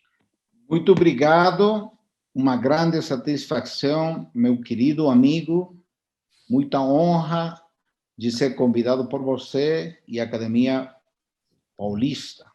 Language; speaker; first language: Portuguese; non-native, fluent; Spanish